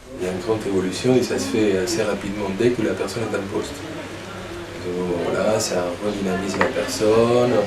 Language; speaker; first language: French; native; French